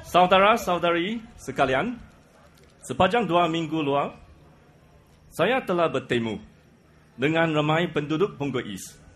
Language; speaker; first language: Malay; non-native, local second language; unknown